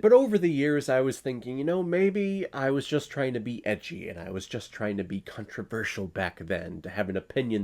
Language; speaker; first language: English; native; English